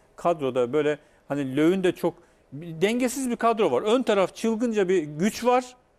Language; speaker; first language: Turkish; native; Turkish